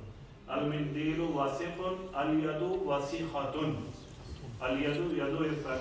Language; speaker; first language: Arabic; non-native, fluent; Urdu